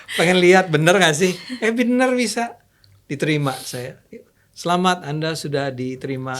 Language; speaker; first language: Indonesian; native; Indonesian